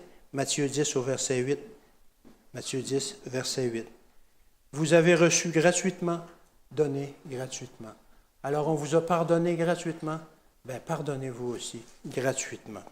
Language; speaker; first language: French; native; French